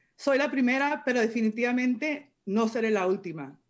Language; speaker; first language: Spanish; native; Spanish